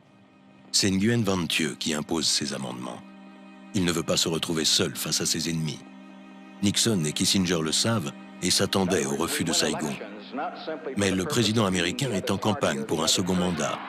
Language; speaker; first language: French; native; French